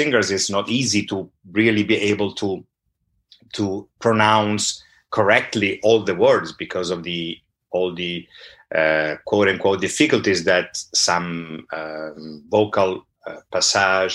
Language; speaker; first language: English; non-native, fluent; Italian